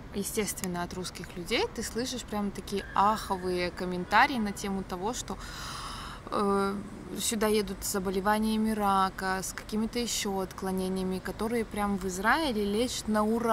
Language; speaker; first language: Russian; native; Russian